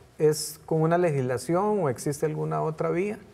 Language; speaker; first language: Spanish; native; Spanish